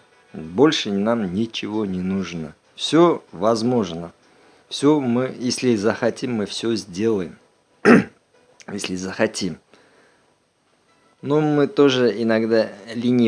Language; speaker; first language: Russian; non-native, local second language; Uzbek